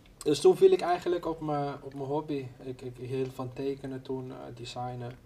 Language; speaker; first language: Dutch; non-native, local second language; Papiamento